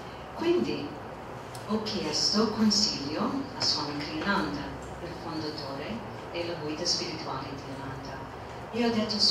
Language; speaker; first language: Italian; non-native, fluent; English